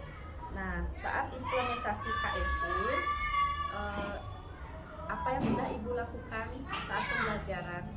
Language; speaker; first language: Indonesian; native; Indonesian